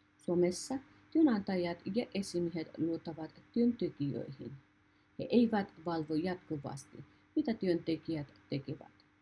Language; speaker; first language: Finnish; non-native, learner; Nepali